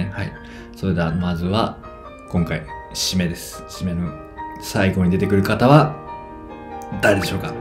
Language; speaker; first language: Japanese; native; Japanese